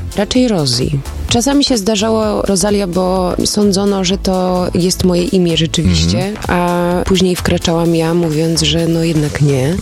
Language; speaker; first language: Polish; early bilingual, heritage; Polish